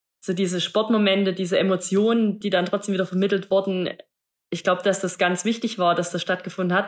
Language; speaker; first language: German; native; German